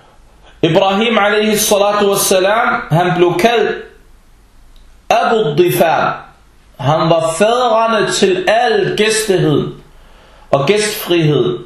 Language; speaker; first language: Danish; early bilingual, other home language; Arabic